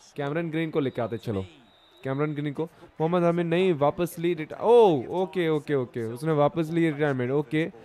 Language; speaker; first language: Hindi; non-native, local second language; Bangla